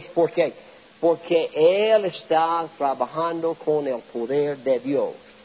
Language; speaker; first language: Spanish; non-native, learner; English